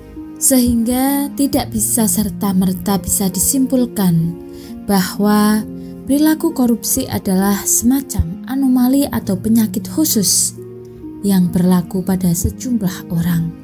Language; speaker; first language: Indonesian; native; Indonesian